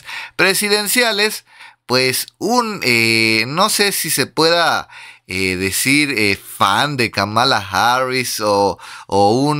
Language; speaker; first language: Spanish; native; Spanish